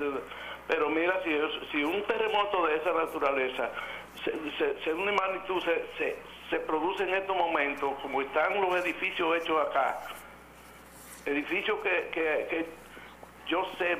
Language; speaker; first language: Spanish; native; Spanish